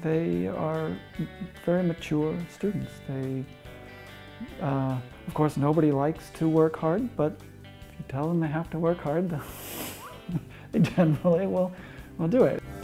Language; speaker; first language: English; native; English